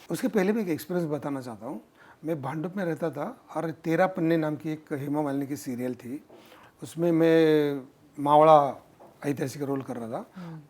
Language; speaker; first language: Hindi; non-native, local second language; Marathi